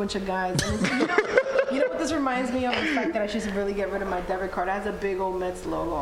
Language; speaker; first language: English; early bilingual, other home language; Spanish